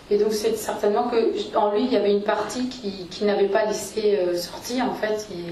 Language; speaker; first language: French; native; French